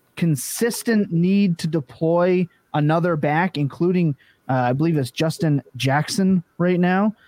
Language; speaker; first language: English; native; English